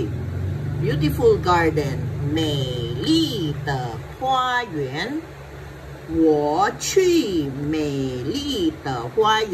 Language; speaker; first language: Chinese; non-native, fluent; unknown